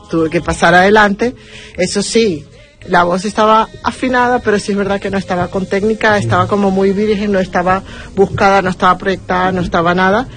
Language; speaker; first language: Spanish; native; Spanish